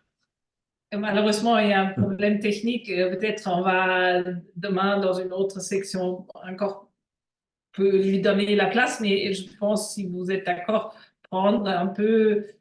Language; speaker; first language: French; non-native, fluent; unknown